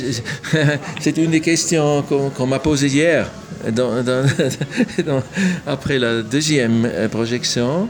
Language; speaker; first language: French; non-native, local second language; German